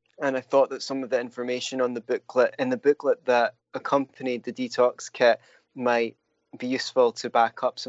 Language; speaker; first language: English; native; English